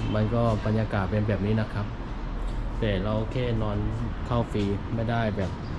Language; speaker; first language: Thai; non-native, fluent; Chinese